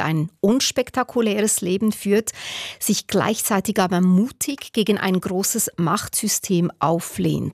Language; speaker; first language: German; native; German